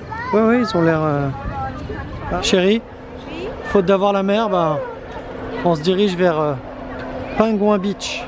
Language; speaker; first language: French; native; French